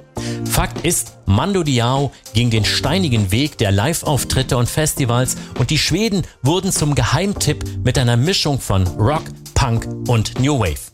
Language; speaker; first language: German; native; German